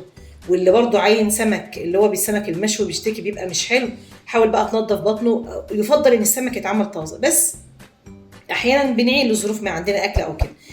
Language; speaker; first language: Arabic; native; Arabic